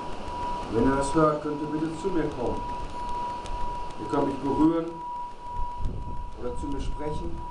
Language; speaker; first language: German; native; German